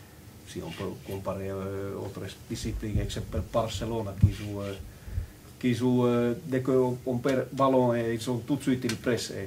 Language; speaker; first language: French; non-native, learner; Finnish